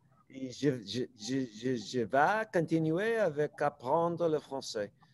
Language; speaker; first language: French; non-native, learner; English